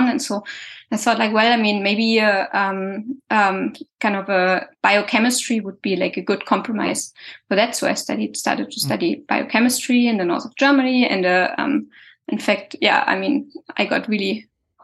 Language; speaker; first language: English; non-native, fluent; German